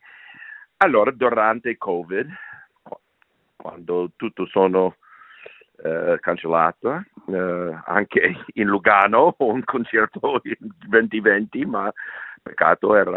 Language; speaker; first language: Italian; non-native, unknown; English